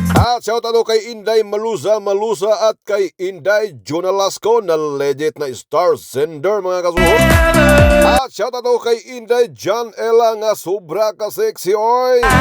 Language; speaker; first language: Filipino; non-native, local second language; Cebuano